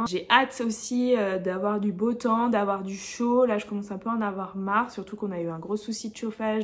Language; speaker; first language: French; native; French